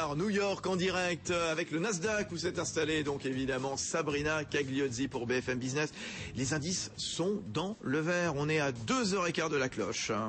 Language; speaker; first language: French; native; French